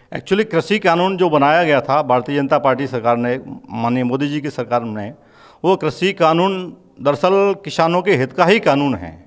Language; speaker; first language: Hindi; native; Hindi